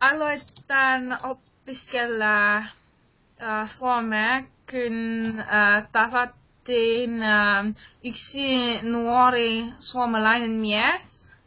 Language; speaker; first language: Finnish; non-native, learner; English